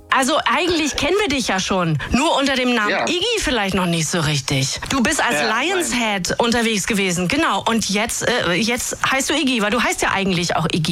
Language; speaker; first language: German; native; German